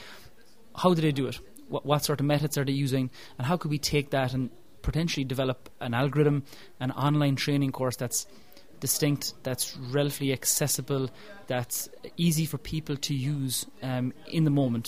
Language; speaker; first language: English; native; English